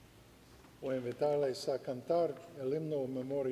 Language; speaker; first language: Spanish; non-native, fluent; English